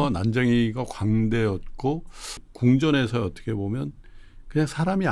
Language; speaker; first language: Korean; native; Korean